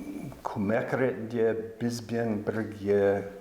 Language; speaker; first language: Kazakh; non-native, fluent; English